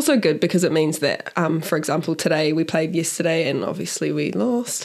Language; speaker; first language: English; native; English